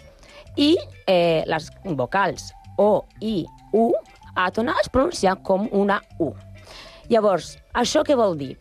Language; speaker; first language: Catalan; non-native, learner; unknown